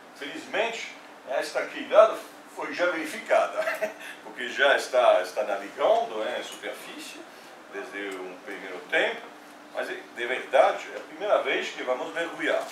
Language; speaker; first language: Portuguese; non-native, fluent; French